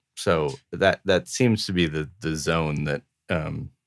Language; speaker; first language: English; native; English